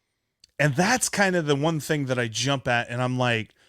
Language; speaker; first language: English; native; English